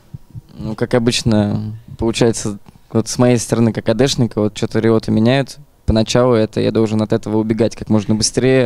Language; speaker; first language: Russian; native; Russian